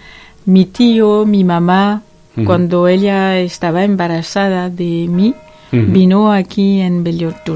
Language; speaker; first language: Spanish; non-native, learner; French